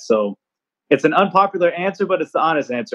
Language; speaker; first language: English; native; English